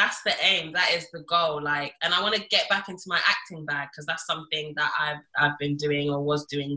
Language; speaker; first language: English; early bilingual, other home language; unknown